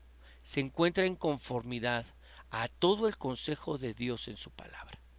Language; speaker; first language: Spanish; native; Spanish